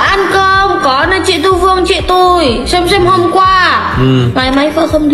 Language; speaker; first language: Vietnamese; non-native, learner; Indonesian